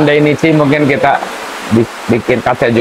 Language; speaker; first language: Indonesian; native; Indonesian